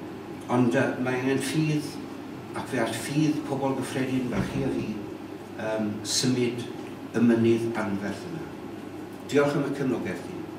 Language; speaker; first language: Welsh; native; Welsh